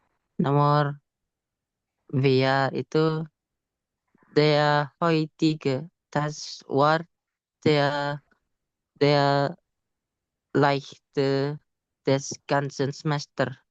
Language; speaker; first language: German; non-native, learner; Indonesian